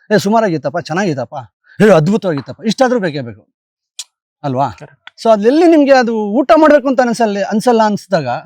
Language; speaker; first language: Kannada; native; Kannada